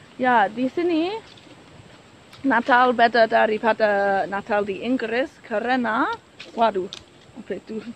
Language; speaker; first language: Indonesian; non-native, learner; English